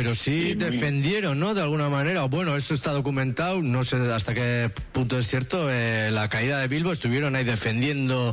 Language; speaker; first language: Spanish; native; Spanish